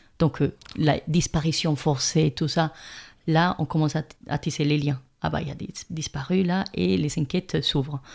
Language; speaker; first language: French; non-native, fluent; Spanish